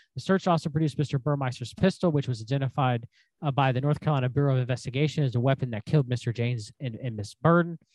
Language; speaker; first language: English; native; English